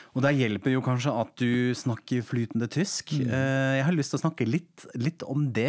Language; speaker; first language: Norwegian; non-native, fluent; German